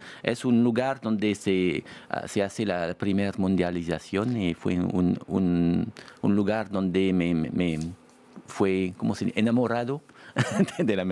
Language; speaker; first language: Spanish; non-native, fluent; French